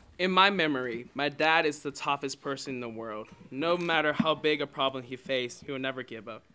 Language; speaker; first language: English; non-native, fluent; Chinese